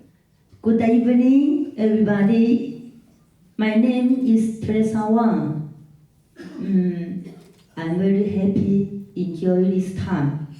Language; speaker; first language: English; non-native, learner; Chinese